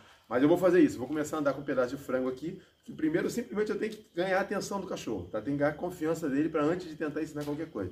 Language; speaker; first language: Portuguese; native; Portuguese